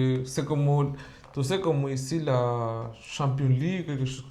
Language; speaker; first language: French; non-native, fluent; Spanish